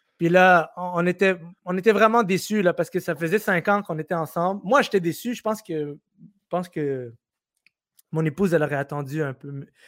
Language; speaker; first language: French; early bilingual, other home language; Arabic